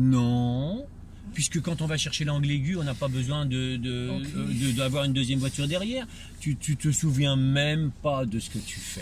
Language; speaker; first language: French; native; French